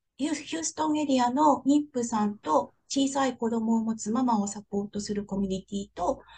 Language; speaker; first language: Japanese; native; Japanese